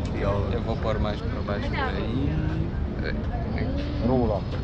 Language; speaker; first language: Portuguese; non-native, fluent; Russian